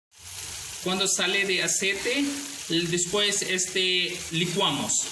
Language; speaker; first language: Spanish; non-native, learner; Urdu